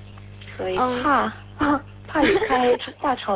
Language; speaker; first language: Chinese; non-native, learner; Korean